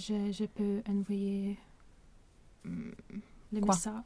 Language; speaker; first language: French; non-native, learner; Swedish